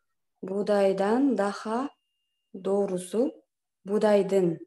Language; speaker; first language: Turkish; non-native, learner; Kyrgyz